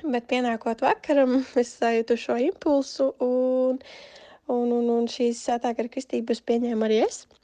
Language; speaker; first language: Latvian; native; Latvian